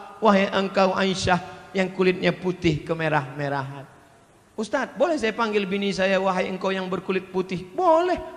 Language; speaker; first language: Malay; native; Malay